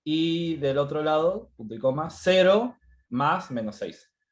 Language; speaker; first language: Spanish; native; Spanish